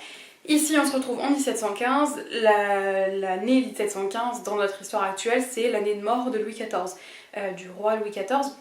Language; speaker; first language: French; native; French